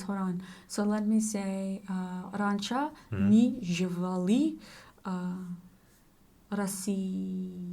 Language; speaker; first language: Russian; non-native, learner; English